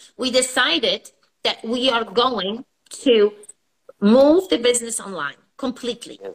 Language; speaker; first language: English; non-native, fluent; Polish